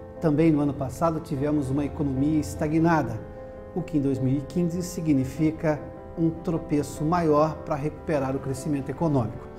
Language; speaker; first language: Portuguese; native; Portuguese